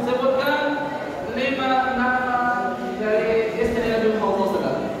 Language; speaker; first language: Indonesian; non-native, learner; Arabic